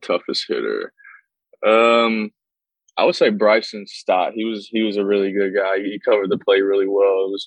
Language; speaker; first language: English; native; English